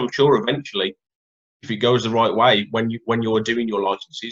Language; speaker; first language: English; native; English